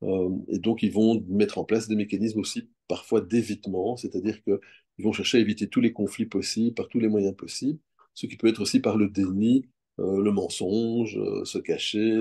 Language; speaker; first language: French; native; French